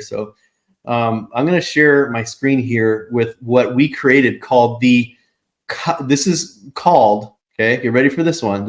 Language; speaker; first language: English; native; English